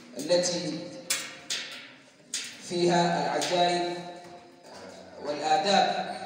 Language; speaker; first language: Arabic; non-native, learner; Hausa